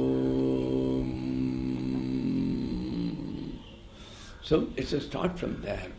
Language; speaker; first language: English; non-native, local second language; Tamil